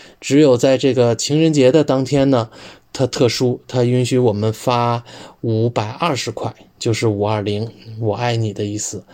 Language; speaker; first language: Chinese; native; Chinese